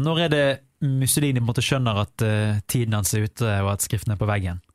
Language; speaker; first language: Norwegian; native; Norwegian